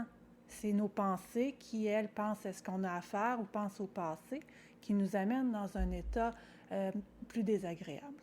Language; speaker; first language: French; native; French